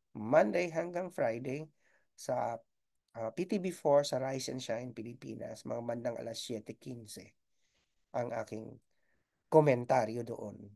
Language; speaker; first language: Filipino; non-native, local second language; Bikol